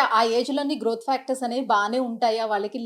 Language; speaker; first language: Telugu; native; Telugu